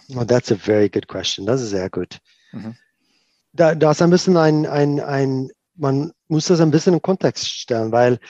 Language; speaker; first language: German; non-native, fluent; Afrikaans